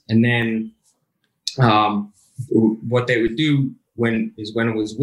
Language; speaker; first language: English; native; English